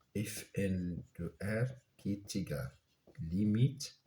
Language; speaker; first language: French; non-native, local second language; Arabic